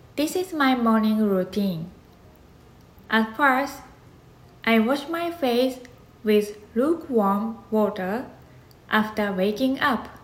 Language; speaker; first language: English; non-native, learner; Japanese